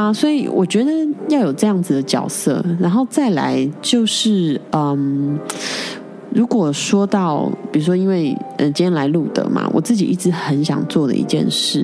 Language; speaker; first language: Chinese; native; Chinese